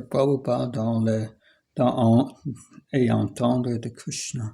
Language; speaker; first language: French; non-native, fluent; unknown